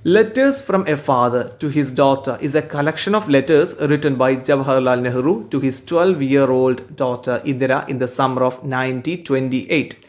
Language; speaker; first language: English; non-native, local second language; Malayalam